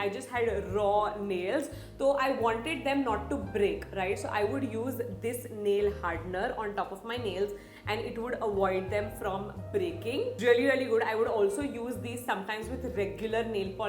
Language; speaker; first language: English; non-native, local second language; Hindi